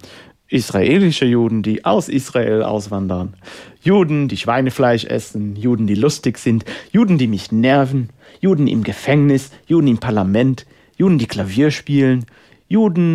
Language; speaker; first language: German; non-native, fluent; Hebrew